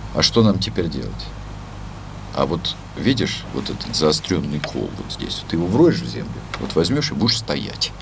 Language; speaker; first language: Russian; native; Russian